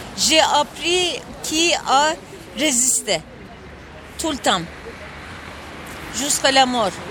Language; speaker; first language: French; non-native, learner; Turkish